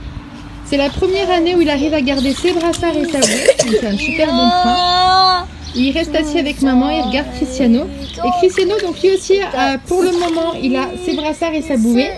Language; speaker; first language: French; native; French